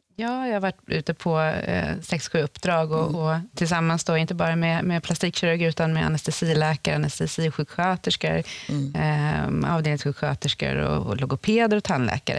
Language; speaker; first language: Swedish; native; Swedish